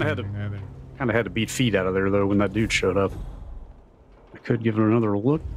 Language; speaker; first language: English; native; English